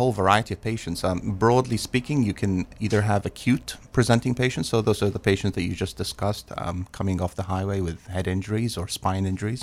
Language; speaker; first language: English; native; English